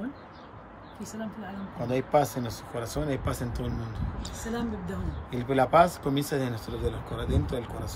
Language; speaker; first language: Spanish; non-native, fluent; Arabic